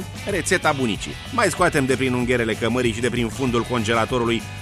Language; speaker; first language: Romanian; native; Romanian